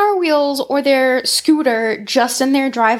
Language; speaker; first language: English; native; English